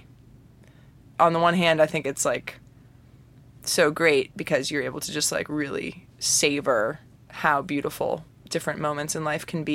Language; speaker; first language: English; native; English